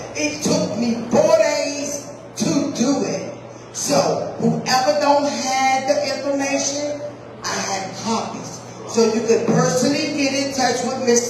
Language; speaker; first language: English; native; English